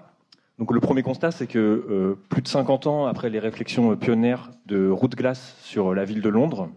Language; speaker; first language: French; native; French